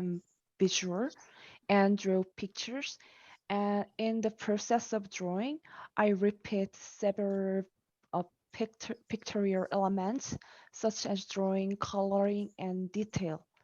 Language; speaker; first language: English; non-native, learner; Korean